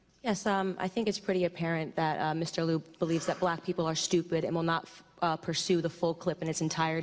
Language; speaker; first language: English; native; English